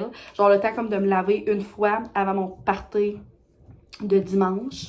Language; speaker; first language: French; native; French